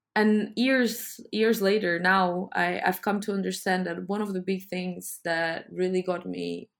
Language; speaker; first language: English; non-native, fluent; Portuguese